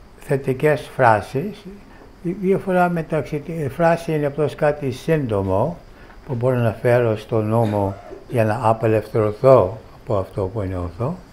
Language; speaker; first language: Greek; non-native, fluent; English